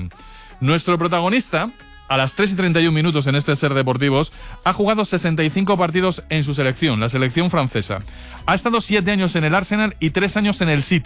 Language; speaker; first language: Spanish; native; Spanish